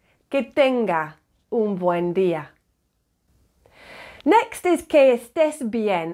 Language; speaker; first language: Spanish; non-native, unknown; English